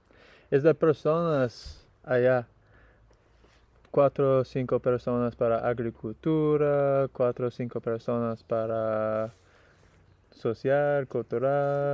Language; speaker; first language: Spanish; non-native, learner; English